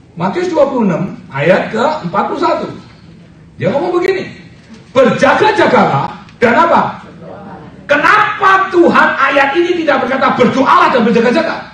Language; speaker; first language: Indonesian; native; Indonesian